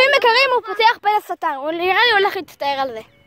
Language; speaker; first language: Hebrew; native; Hebrew